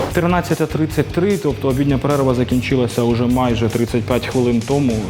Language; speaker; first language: Ukrainian; native; Ukrainian